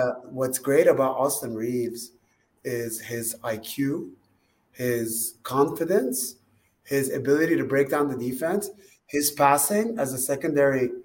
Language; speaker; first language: English; early bilingual, other home language; Arabic